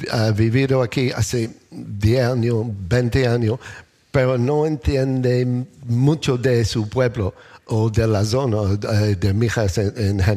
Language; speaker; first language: Spanish; non-native, learner; English